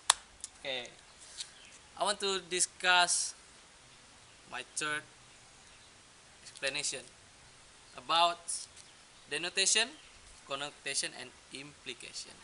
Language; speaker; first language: English; non-native, learner; Indonesian